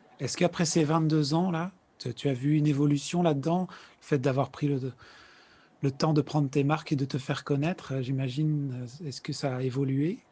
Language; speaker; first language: French; native; French